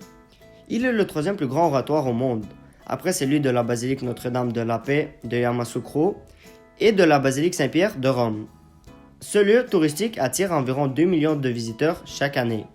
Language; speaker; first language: French; native; French